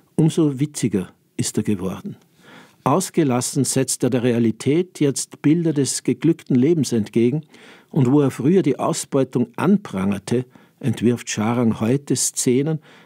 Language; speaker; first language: German; native; German